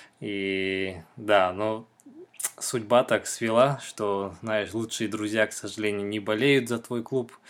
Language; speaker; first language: Russian; non-native, local second language; Kyrgyz